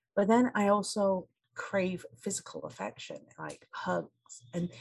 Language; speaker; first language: English; native; English